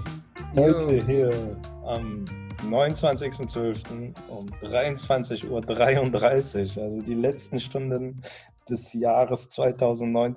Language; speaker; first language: German; native; German